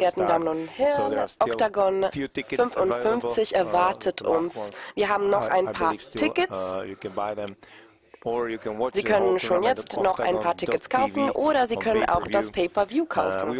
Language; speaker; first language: German; non-native, fluent; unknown